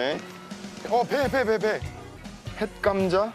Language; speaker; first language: Korean; native; Korean